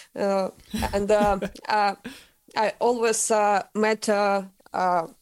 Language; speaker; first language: English; non-native, learner; Russian